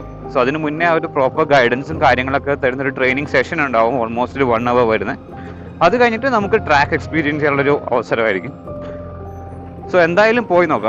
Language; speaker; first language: Malayalam; native; Malayalam